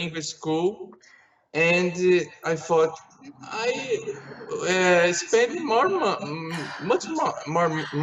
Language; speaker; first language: English; non-native, learner; Portuguese